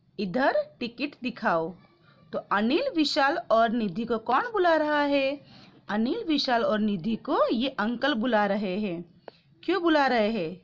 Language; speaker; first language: Hindi; non-native, local second language; Gujarati